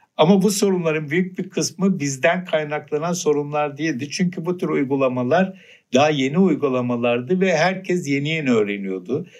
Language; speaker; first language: Turkish; native; Turkish